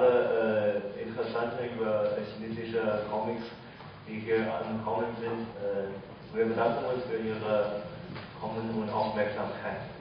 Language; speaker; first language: German; non-native, fluent; Chinese